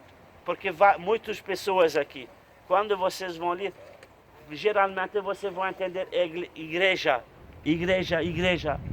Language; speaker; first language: Portuguese; non-native, fluent; Turkish